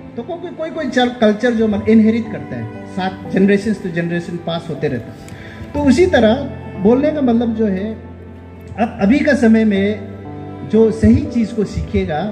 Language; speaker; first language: Hindi; non-native, local second language; Nyishi